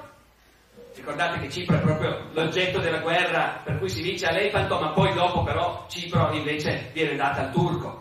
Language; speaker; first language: Italian; native; Italian